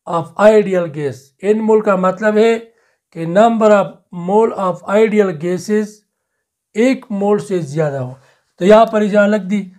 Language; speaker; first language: Urdu; non-native, local second language; Pashto